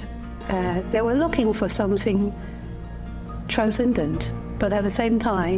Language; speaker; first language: English; non-native, fluent; Chinese